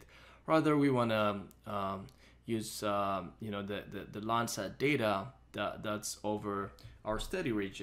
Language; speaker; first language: English; non-native, fluent; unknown